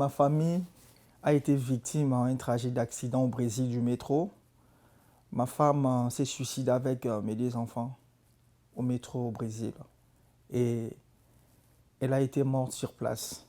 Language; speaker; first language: French; non-native, local second language; Lingala